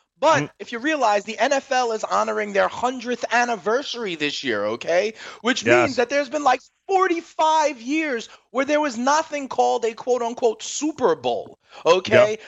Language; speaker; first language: English; native; English